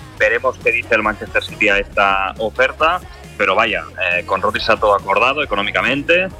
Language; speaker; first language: Spanish; non-native, local second language; Catalan